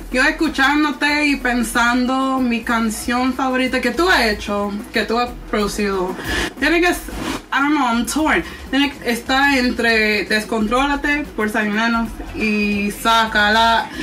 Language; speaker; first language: Spanish; early bilingual, other home language; English